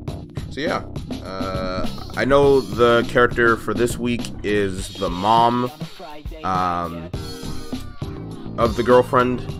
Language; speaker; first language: English; native; English